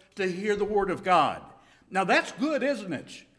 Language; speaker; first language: English; native; English